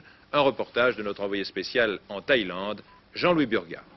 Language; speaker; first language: French; native; French